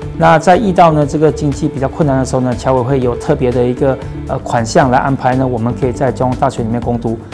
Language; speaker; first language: Chinese; native; Chinese